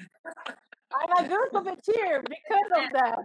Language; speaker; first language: English; non-native, learner; Portuguese